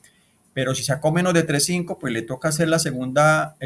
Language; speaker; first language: Spanish; native; Spanish